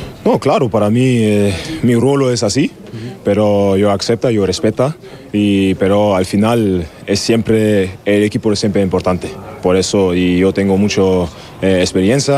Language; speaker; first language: Spanish; non-native, learner; German